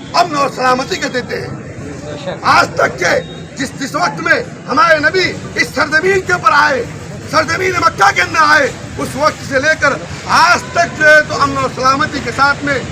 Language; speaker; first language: Urdu; native; Urdu